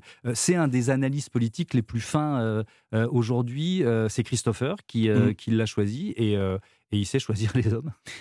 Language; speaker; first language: French; native; French